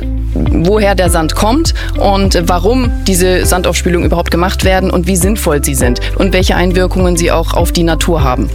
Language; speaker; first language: German; native; German